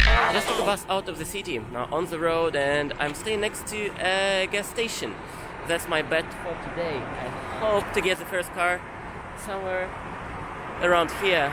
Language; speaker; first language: English; non-native, fluent; Russian